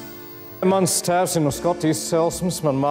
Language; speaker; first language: Latvian; early bilingual, heritage; Latvian